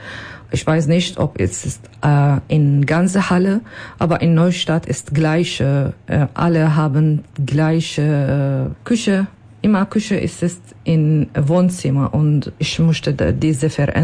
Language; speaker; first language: German; non-native, learner; Kurdish